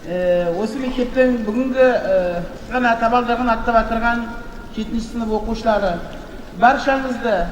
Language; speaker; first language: Kazakh; native; Kazakh